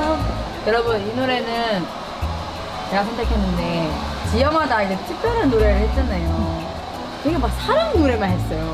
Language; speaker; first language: Korean; non-native, fluent; Chinese